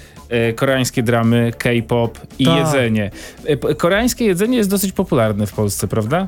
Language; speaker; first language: Polish; native; Polish